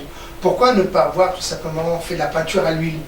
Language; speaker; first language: French; native; French